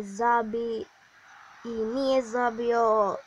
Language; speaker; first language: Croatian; early bilingual, heritage; Croatian